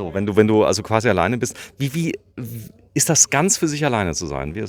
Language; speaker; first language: German; native; German